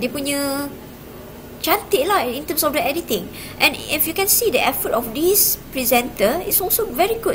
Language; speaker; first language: English; non-native, local second language; Malay